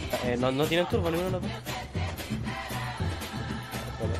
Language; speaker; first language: Spanish; native; Spanish